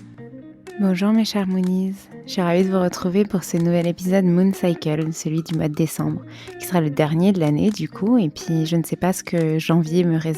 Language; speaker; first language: French; native; French